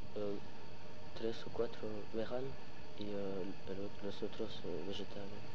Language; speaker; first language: Spanish; non-native, learner; French